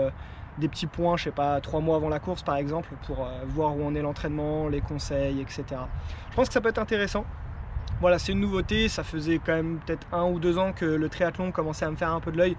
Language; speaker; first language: French; native; French